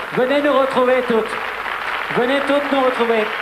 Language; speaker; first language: French; native; French